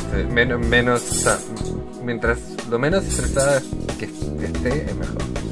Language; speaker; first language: Spanish; native; Spanish